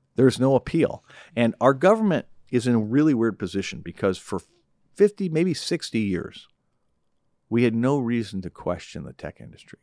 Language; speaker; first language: English; native; English